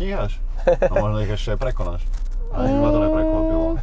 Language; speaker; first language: Slovak; native; Slovak